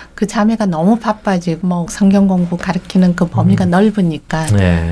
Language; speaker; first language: Korean; native; Korean